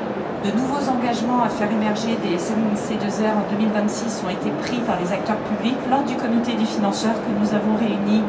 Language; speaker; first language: French; native; French